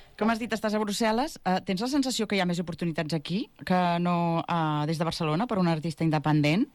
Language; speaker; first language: Catalan; native; Catalan